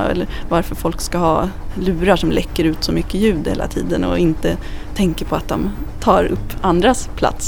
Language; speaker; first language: Swedish; native; Swedish